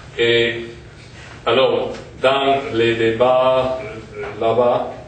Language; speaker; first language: French; non-native, fluent; Spanish